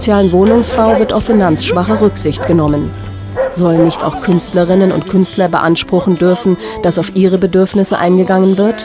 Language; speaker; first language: German; native; German